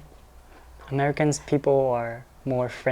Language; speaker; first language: English; non-native, learner; Japanese